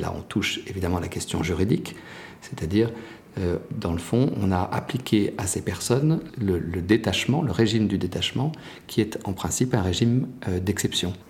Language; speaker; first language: French; native; French